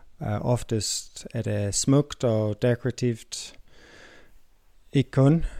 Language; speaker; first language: Danish; non-native, fluent; English